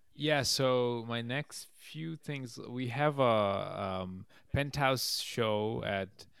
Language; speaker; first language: English; non-native, local second language; Bangla